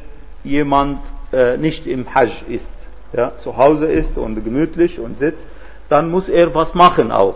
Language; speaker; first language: German; non-native, fluent; Arabic